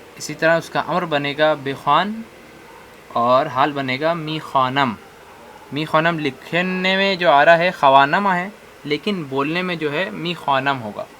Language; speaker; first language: Urdu; native; Urdu